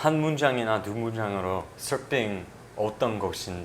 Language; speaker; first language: Korean; non-native, fluent; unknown